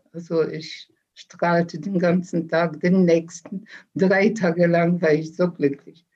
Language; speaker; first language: German; non-native, fluent; Polish